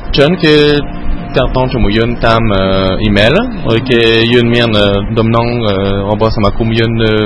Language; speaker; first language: Khmer; early bilingual, heritage; Khmer